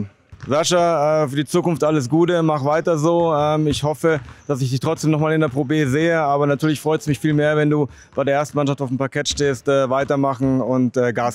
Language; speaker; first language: German; native; German